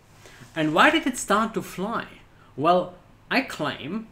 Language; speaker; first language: English; non-native, fluent; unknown